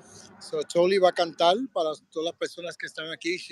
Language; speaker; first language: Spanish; early bilingual, heritage; Spanish